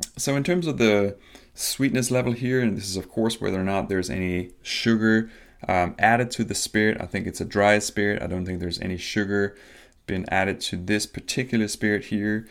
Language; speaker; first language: English; non-native, fluent; Danish